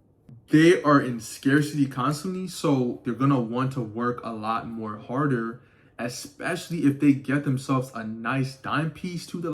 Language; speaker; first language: English; native; English